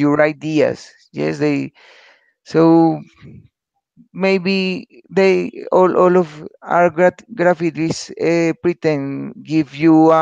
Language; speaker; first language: English; non-native, learner; Spanish